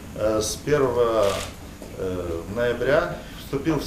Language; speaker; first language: Russian; non-native, local second language; Romanian